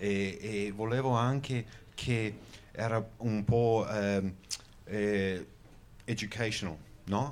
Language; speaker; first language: Italian; early bilingual, heritage; Venetian